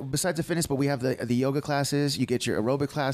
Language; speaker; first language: English; native; English